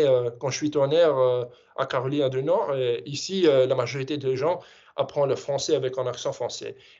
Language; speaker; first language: French; non-native, fluent; English